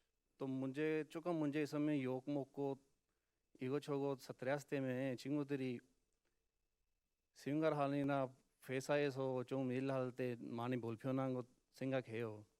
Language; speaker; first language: Korean; non-native, learner; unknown